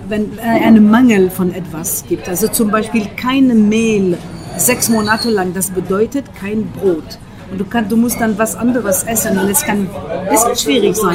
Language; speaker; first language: German; non-native, fluent; French